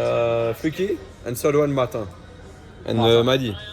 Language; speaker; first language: English; non-native, learner; French